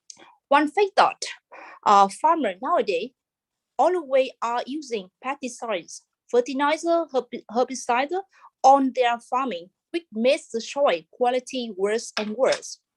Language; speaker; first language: English; non-native, fluent; Vietnamese